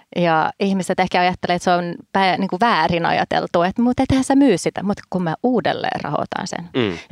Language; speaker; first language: Finnish; early bilingual, heritage; Finnish